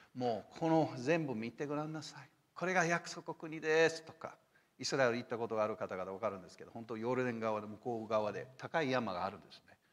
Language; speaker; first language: Japanese; non-native, fluent; English